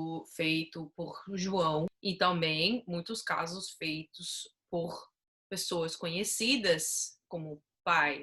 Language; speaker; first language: Portuguese; non-native, fluent; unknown